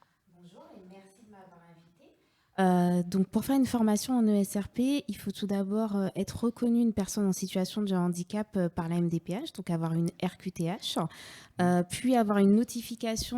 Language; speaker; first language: French; native; French